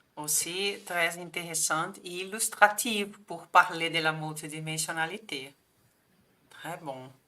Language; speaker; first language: French; non-native, fluent; Portuguese